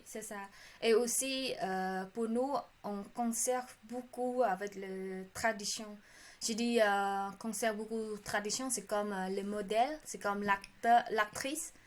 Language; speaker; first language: French; non-native, learner; Khmer